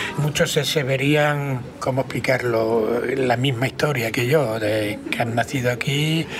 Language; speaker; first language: Spanish; early bilingual, heritage; Spanish